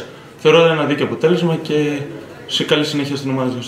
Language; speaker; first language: Greek; native; Greek